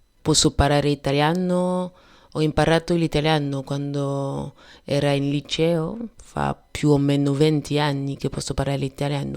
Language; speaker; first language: Italian; non-native, learner; French